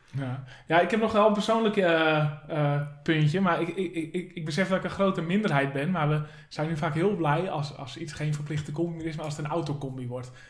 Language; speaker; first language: Dutch; native; Dutch